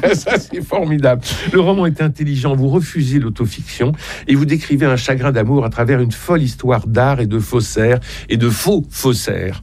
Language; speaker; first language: French; native; French